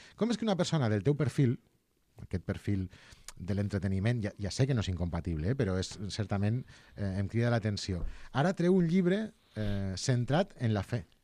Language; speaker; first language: Catalan; native; Catalan